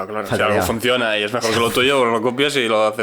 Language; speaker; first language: Spanish; native; Spanish